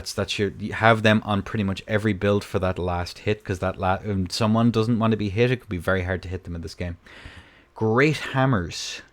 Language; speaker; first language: English; native; English